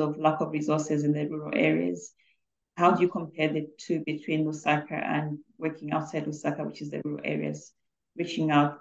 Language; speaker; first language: English; non-native, local second language; Bemba